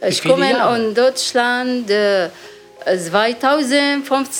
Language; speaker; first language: German; non-native, learner; Arabic